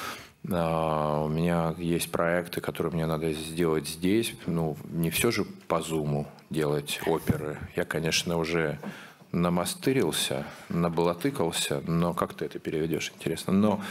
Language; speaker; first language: Russian; native; Russian